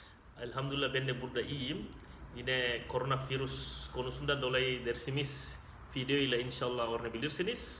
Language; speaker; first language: Turkish; non-native, fluent; Indonesian